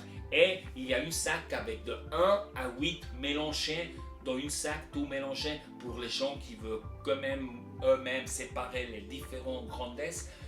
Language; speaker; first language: French; non-native, local second language; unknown